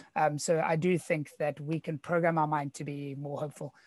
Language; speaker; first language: English; native; English